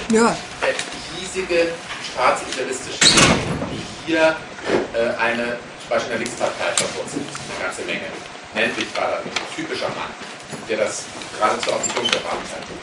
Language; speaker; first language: German; native; German